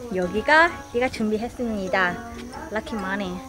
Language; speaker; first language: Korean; non-native, learner; Vietnamese